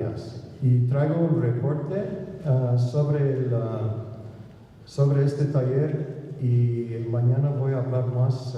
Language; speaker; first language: Spanish; non-native, fluent; English